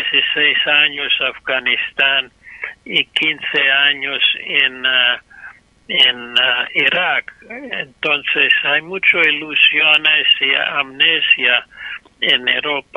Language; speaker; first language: Spanish; non-native, fluent; English